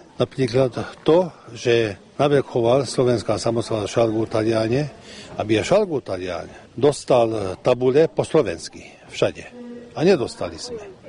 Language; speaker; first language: Slovak; early bilingual, heritage; Slovak